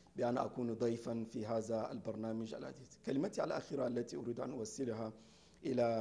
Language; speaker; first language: Arabic; non-native, fluent; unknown